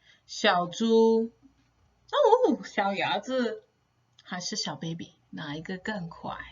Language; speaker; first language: Chinese; non-native, fluent; English